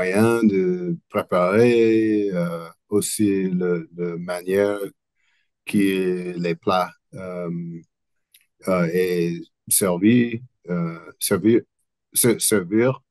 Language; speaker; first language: French; non-native, learner; English